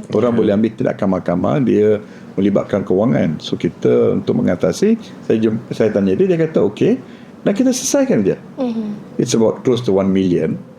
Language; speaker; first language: Malay; non-native, local second language; Tamil